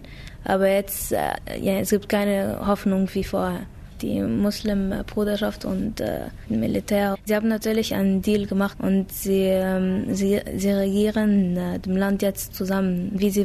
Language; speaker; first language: German; non-native, fluent; Arabic